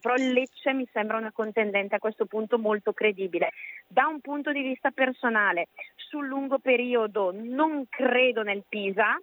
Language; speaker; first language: Italian; native; Italian